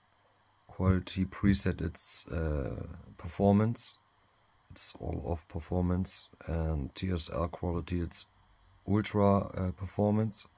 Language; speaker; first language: English; non-native, learner; German